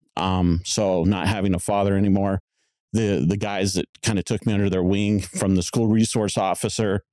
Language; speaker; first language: English; native; English